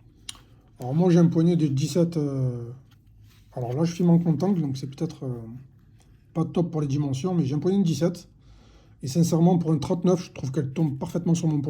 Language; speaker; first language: French; native; French